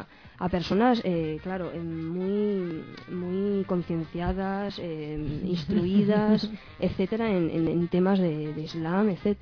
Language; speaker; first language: Spanish; native; Spanish